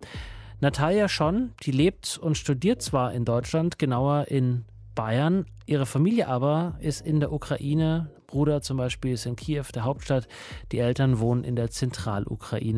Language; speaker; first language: German; native; German